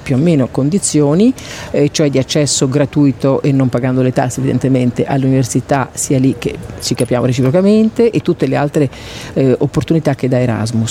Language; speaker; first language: Italian; native; Italian